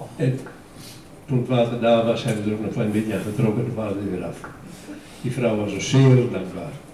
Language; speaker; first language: Dutch; native; Dutch